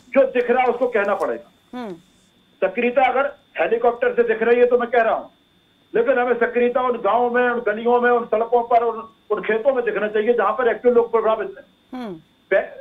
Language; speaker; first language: Hindi; native; Hindi